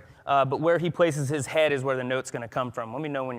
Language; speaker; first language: English; native; English